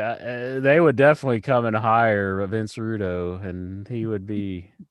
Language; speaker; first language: English; native; English